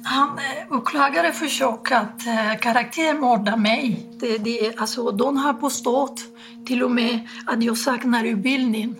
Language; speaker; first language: Swedish; non-native, fluent; Spanish